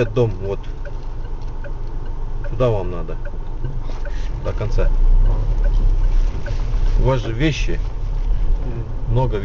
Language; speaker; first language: Russian; non-native, local second language; Kyrgyz